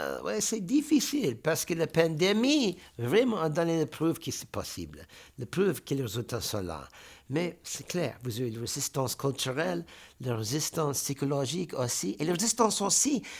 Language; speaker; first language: French; non-native, fluent; English